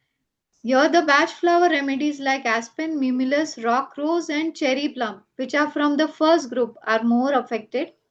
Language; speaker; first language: English; non-native, local second language; Gujarati